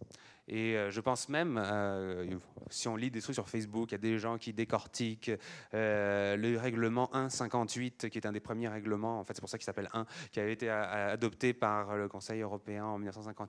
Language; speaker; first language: French; native; French